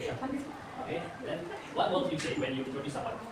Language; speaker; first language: English; non-native, learner; Indonesian